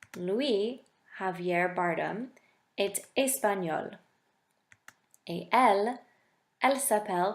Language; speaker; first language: French; non-native, fluent; English